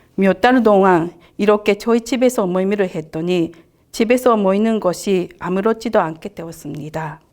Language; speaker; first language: Korean; non-native, fluent; Japanese